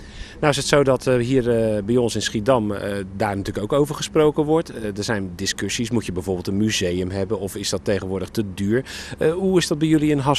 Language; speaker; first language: Dutch; native; Dutch